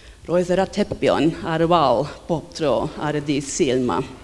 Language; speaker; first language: Welsh; non-native, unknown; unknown